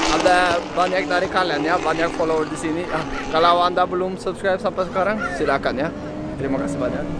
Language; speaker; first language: Indonesian; non-native, fluent; Norwegian